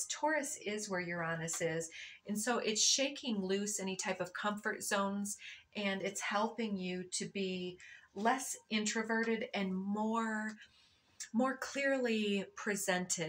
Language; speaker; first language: English; native; English